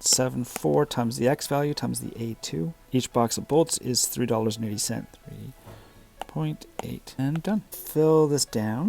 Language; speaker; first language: English; native; English